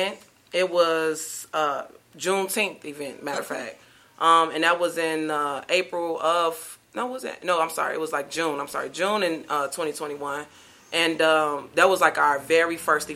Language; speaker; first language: English; native; English